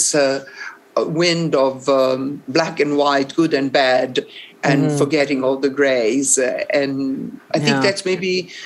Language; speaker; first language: English; non-native, fluent; Italian